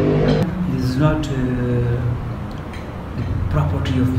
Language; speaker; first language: English; non-native, learner; Persian